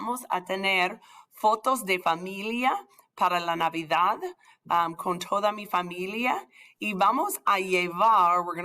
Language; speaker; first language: Spanish; non-native, fluent; English